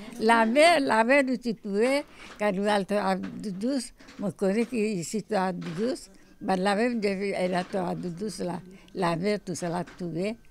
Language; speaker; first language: French; non-native, learner; Morisyen